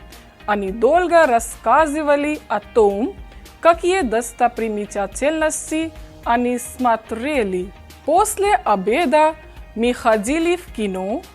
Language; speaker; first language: Russian; non-native, fluent; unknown